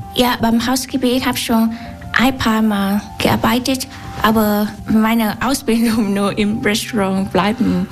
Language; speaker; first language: German; non-native, learner; Vietnamese